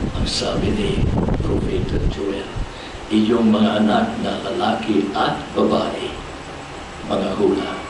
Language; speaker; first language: Filipino; non-native, fluent; English